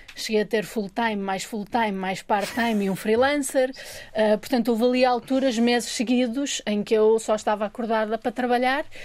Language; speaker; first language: Portuguese; native; Portuguese